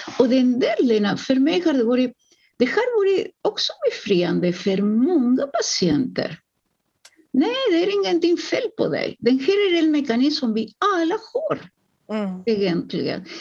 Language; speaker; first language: Swedish; non-native, fluent; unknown